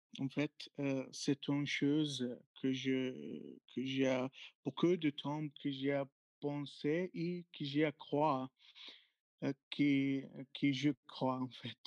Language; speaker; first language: French; non-native, fluent; Arabic